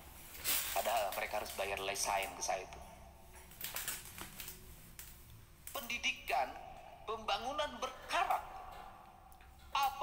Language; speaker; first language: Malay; non-native, local second language; Sundanese